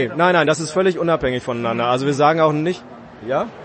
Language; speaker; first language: German; native; German